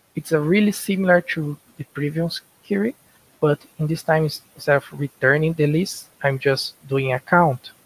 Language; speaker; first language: English; non-native, learner; Portuguese